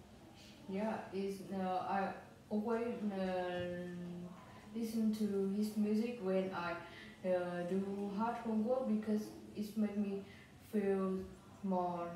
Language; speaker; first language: English; non-native, learner; Vietnamese